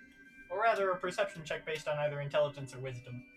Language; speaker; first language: English; native; English